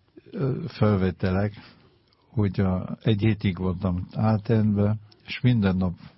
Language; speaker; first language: Hungarian; non-native, fluent; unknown